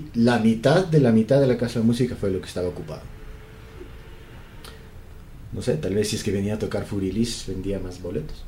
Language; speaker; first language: Spanish; native; Spanish